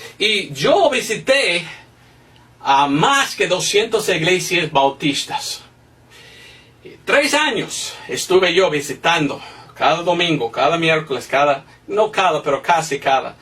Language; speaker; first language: Spanish; non-native, fluent; English